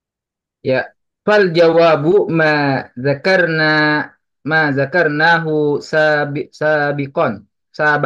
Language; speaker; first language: Arabic; non-native, learner; Indonesian